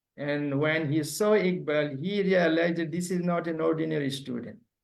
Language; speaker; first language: English; non-native, local second language; Bangla